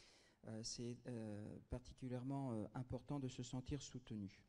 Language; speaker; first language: French; native; French